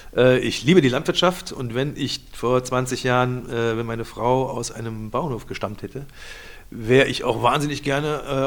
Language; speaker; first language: German; native; German